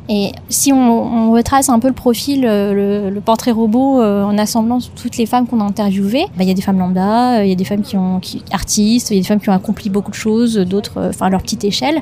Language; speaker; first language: French; native; French